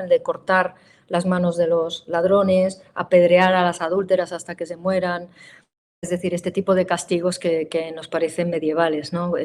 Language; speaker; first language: Spanish; native; Spanish